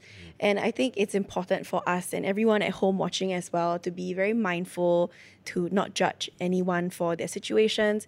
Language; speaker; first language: English; native; English